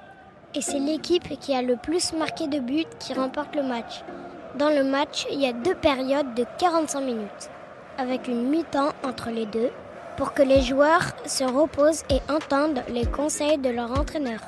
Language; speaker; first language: French; native; French